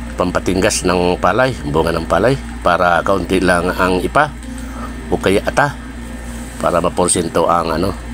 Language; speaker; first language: Filipino; non-native, local second language; Bikol